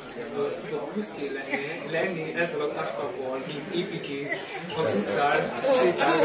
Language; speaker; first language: Hungarian; non-native, learner; German